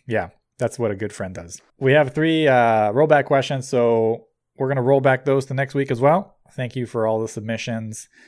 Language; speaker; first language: English; native; English